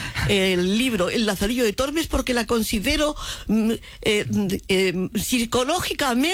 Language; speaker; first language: Spanish; native; Spanish